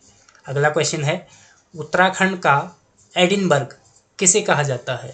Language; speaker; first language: Hindi; native; Hindi